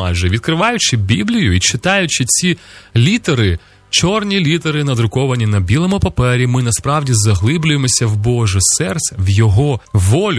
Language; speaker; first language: Ukrainian; native; Ukrainian